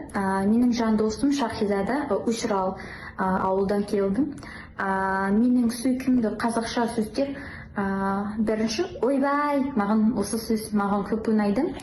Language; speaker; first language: Kazakh; non-native, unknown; English